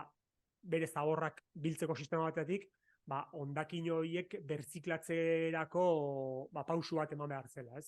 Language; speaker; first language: Basque; native; Basque